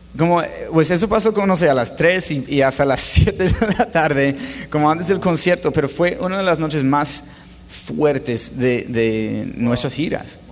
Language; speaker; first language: Spanish; non-native, fluent; English